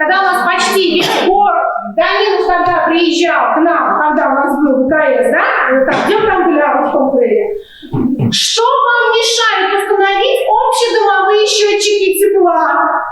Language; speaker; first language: Russian; native; Russian